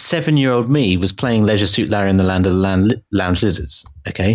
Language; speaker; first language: English; native; English